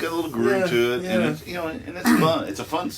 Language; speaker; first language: English; native; English